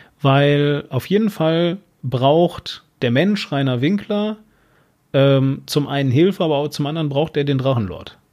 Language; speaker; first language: German; native; German